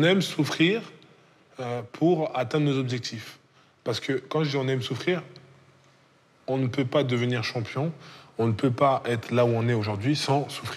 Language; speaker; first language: French; native; French